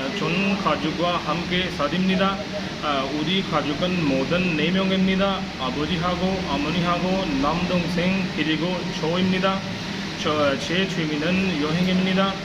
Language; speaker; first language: Korean; non-native, learner; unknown